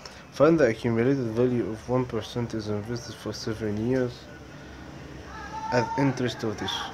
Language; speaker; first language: English; non-native, fluent; Arabic